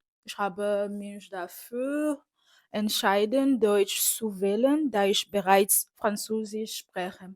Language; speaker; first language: German; non-native, fluent; Fon